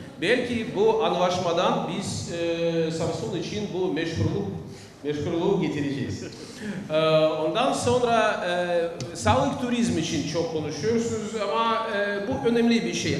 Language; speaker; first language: Turkish; non-native, learner; Russian